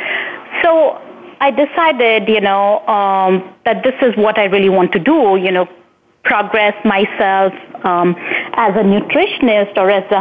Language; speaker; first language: English; non-native, local second language; Hindi